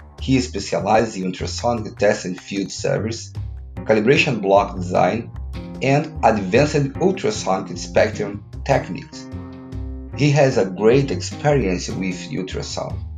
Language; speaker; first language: English; non-native, learner; Portuguese